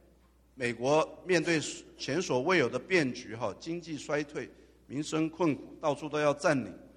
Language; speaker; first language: Chinese; native; Chinese